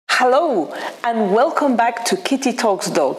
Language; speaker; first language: English; non-native, fluent; Dutch